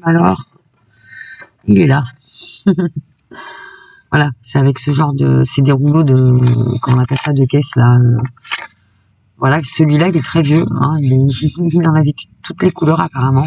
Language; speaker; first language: French; native; French